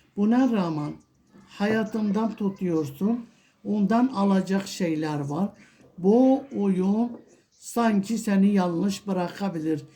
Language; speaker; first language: Turkish; non-native, local second language; Kurdish